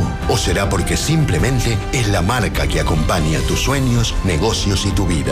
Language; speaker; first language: Spanish; native; Spanish